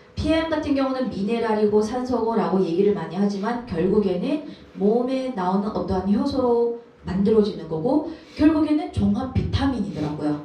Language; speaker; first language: Korean; early bilingual, heritage; Korean